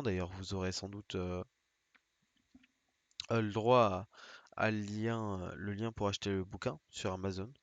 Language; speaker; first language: French; native; French